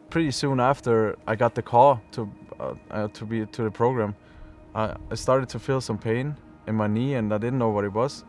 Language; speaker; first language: English; non-native, fluent; German